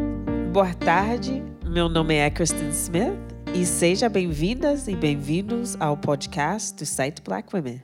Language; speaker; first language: Portuguese; non-native, fluent; English